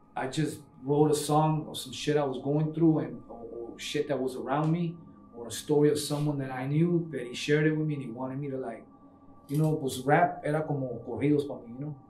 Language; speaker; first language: English; native; English